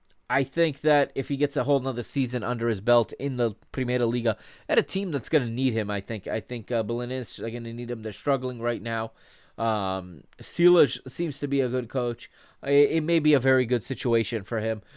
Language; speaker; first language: English; native; English